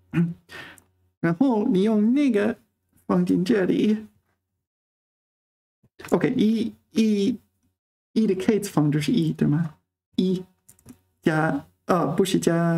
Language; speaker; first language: Chinese; non-native, fluent; English